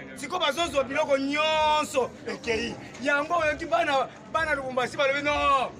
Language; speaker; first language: Lingala; non-native, local second language; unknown